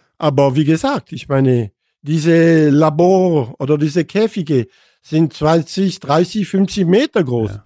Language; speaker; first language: German; non-native, fluent; French